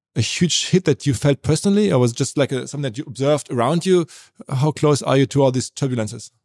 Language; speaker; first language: English; non-native, fluent; German